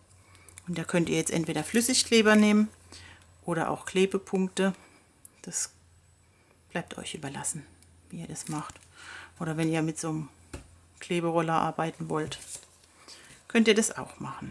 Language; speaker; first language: German; native; German